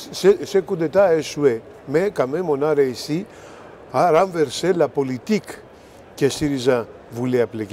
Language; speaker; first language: French; non-native, fluent; Greek